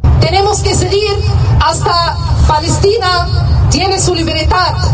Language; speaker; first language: Spanish; non-native, learner; Arabic